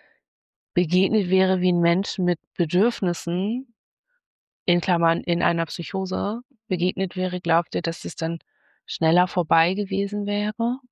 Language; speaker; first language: German; native; German